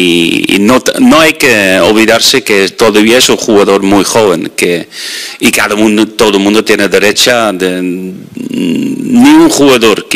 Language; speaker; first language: Spanish; non-native, fluent; Dutch